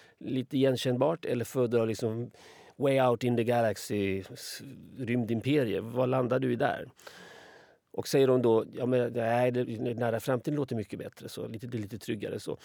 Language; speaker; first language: Swedish; native; Swedish